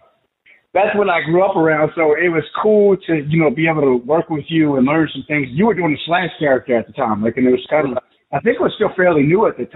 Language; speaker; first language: English; native; English